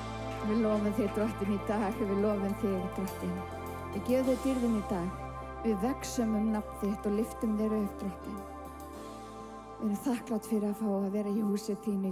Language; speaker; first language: Icelandic; non-native, fluent; English